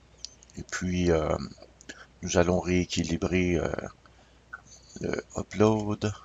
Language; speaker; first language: French; native; French